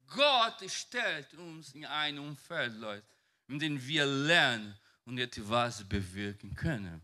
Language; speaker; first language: German; non-native, fluent; Portuguese